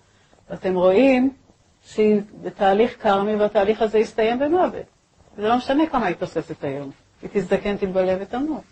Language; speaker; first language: Hebrew; native; Hebrew